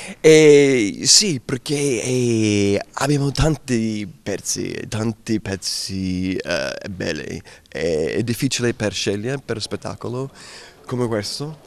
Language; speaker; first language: Italian; non-native, learner; English